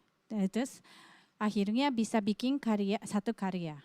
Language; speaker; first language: Indonesian; non-native, fluent; Japanese